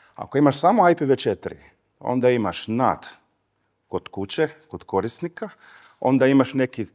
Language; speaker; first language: Serbian; non-native, fluent; Slovenian